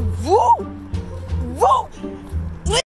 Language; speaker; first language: French; non-native, learner; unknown